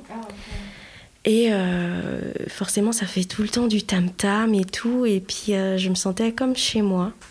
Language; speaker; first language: French; non-native, local second language; Haitian Creole